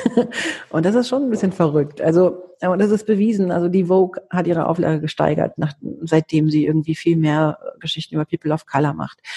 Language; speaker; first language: German; early bilingual, heritage; Greek